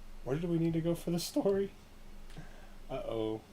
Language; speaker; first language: English; native; English